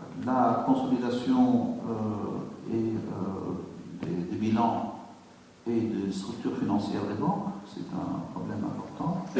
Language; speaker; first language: French; non-native, local second language; Arabic